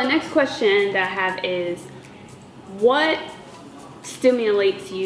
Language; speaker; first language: English; native; English